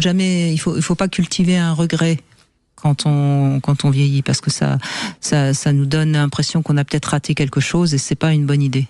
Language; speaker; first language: French; native; French